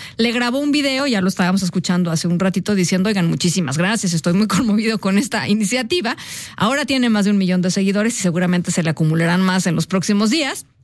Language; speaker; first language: Spanish; native; Spanish